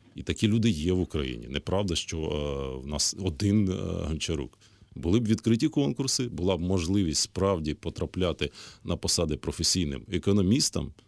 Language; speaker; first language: Ukrainian; native; Ukrainian